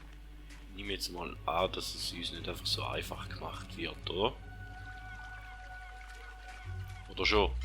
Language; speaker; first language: German; native; German